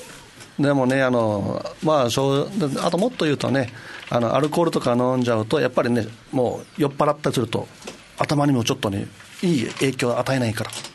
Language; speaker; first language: Japanese; native; Japanese